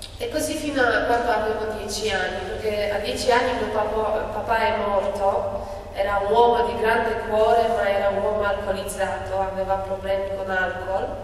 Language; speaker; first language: Italian; non-native, fluent; Polish